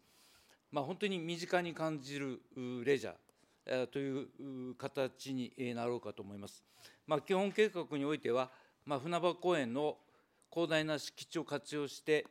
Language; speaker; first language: Japanese; native; Japanese